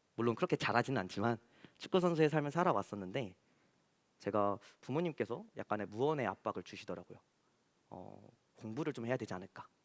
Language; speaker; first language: Korean; native; Korean